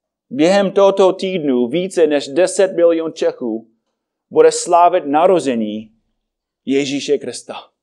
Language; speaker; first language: Czech; non-native, fluent; English